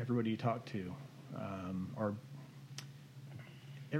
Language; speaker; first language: English; native; English